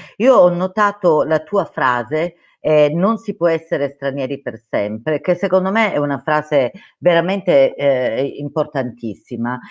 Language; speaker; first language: Italian; native; Italian